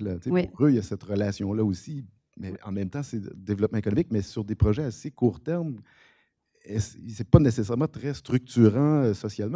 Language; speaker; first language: French; native; French